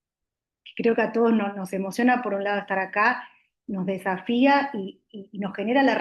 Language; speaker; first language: Spanish; native; Spanish